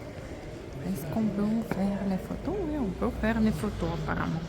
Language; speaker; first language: French; non-native, fluent; Russian